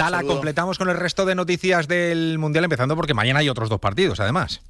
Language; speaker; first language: Spanish; native; Spanish